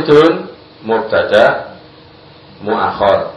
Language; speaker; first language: Arabic; non-native, fluent; Indonesian